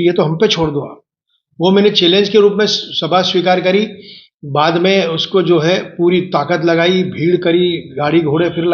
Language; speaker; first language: Hindi; native; Hindi